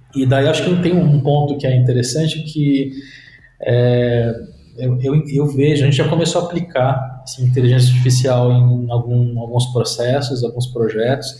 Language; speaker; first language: Portuguese; native; Portuguese